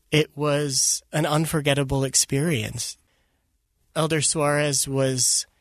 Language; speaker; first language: English; early bilingual, other home language; Filipino